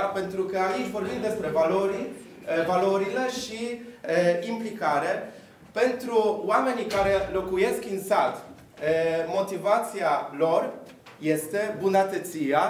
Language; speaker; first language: Romanian; non-native, fluent; Polish